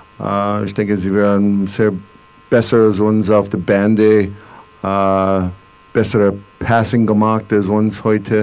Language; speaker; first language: German; non-native, learner; English